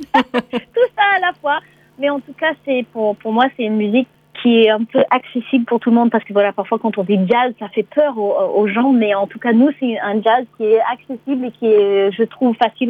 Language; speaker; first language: French; non-native, fluent; English